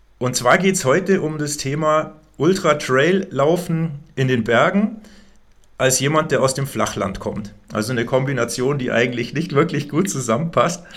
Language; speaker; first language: German; native; German